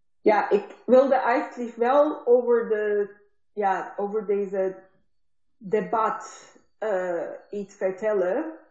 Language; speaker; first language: Dutch; non-native, learner; Turkish